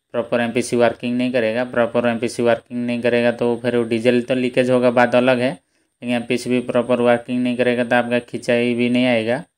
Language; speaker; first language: Hindi; native; Hindi